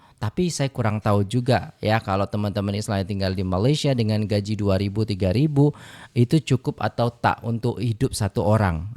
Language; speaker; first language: Indonesian; native; Indonesian